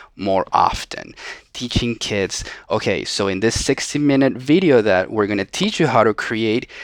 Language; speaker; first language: English; non-native, fluent; Spanish